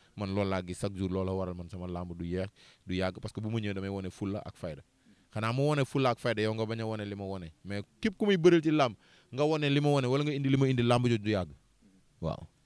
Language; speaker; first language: Wolof; native; Wolof